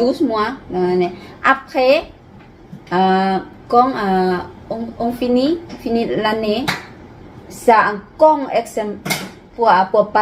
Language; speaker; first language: French; non-native, learner; Lao